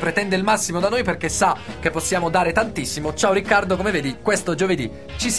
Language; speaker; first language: Italian; native; Italian